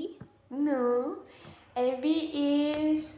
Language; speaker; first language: English; non-native, learner; Indonesian